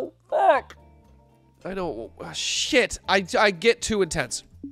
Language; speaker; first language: English; native; English